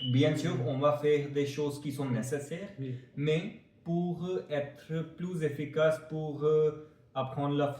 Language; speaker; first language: French; non-native, fluent; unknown